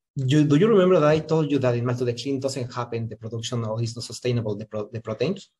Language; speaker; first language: English; non-native, fluent; Spanish